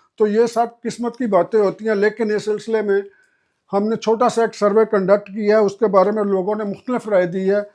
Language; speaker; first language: Urdu; non-native, local second language; Punjabi